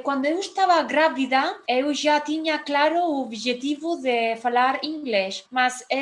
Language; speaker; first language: Portuguese; non-native, fluent; Spanish